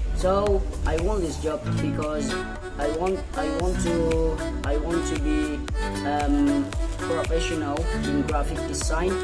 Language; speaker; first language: English; non-native, learner; Indonesian